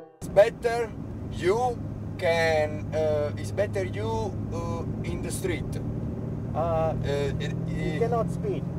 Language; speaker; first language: English; non-native, learner; Italian